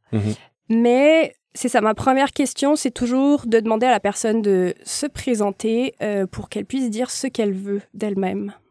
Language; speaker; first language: French; native; French